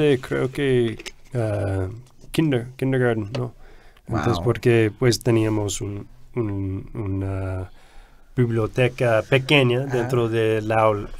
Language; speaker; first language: Spanish; non-native, fluent; English